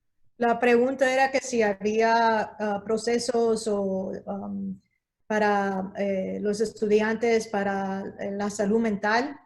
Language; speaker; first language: Spanish; early bilingual, heritage; Spanish